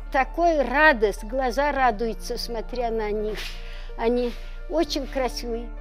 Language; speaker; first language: Russian; non-native, local second language; Crimean Tatar